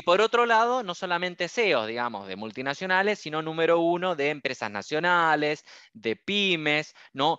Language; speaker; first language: Spanish; native; Spanish